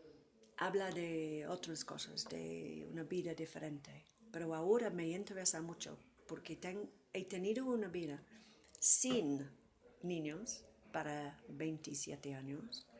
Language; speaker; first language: Spanish; non-native, fluent; English